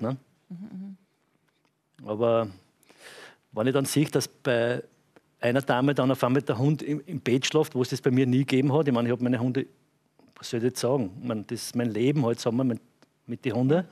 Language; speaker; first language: German; native; German